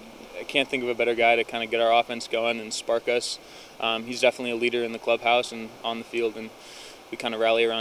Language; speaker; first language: English; native; English